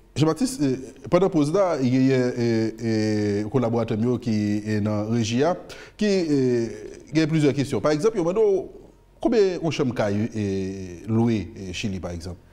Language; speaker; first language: French; non-native, local second language; Haitian Creole